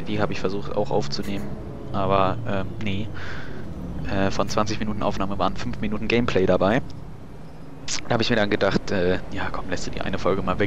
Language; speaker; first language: German; native; German